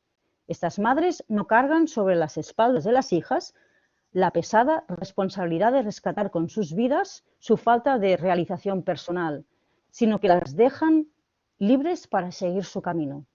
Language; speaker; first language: Spanish; native; Spanish